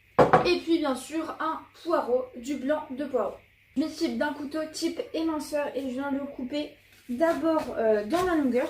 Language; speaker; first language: French; native; French